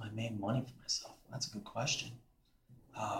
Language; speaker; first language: English; native; English